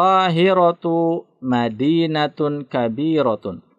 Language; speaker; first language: Arabic; non-native, fluent; Indonesian